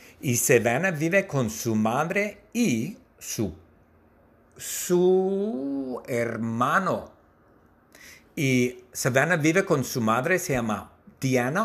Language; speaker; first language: Spanish; non-native, learner; English